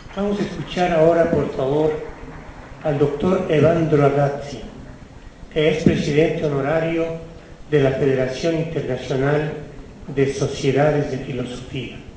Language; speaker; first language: Spanish; native; Spanish